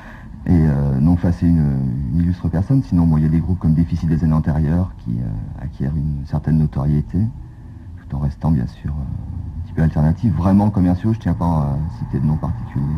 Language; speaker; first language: French; native; French